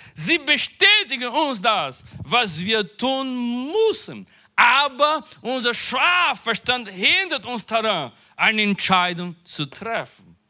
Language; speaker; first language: German; non-native, learner; Portuguese